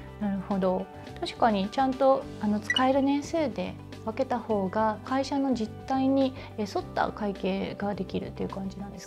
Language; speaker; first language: Japanese; native; Japanese